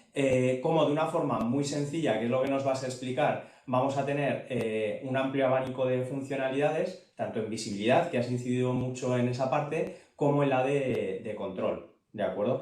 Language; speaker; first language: Spanish; native; Spanish